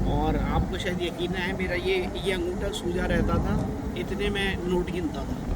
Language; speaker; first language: Urdu; native; Urdu